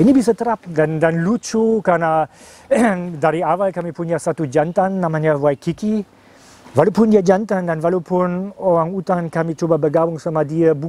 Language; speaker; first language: Indonesian; non-native, fluent; German